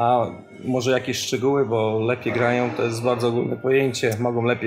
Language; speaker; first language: Polish; native; Polish